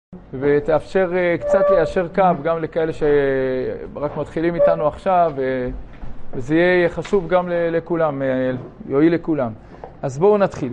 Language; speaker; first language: Hebrew; native; Hebrew